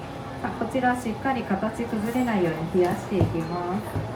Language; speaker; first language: Japanese; native; Japanese